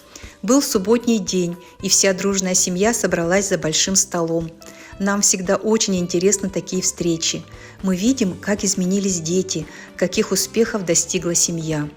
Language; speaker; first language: Russian; native; Russian